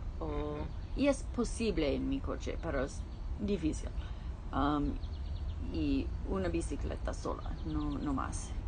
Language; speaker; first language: Spanish; non-native, learner; English